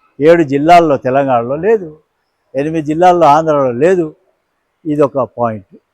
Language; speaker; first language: Telugu; non-native, local second language; Lambadi